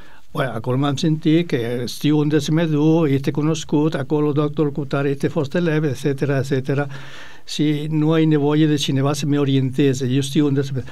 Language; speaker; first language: Romanian; non-native, fluent; Spanish